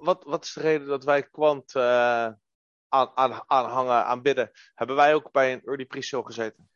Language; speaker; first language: Dutch; native; Dutch